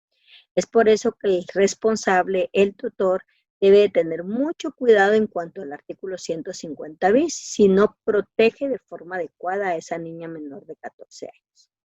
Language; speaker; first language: Spanish; native; Spanish